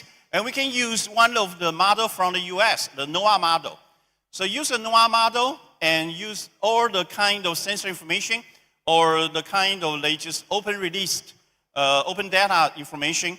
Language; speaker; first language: English; non-native, fluent; Chinese